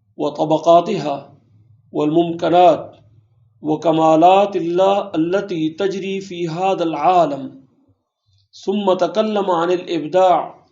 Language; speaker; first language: Arabic; non-native, fluent; Urdu